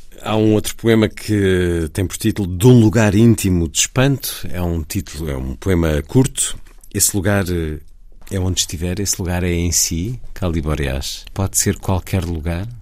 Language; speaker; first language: Portuguese; native; Portuguese